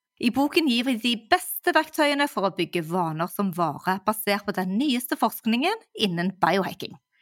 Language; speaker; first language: Norwegian; native; Norwegian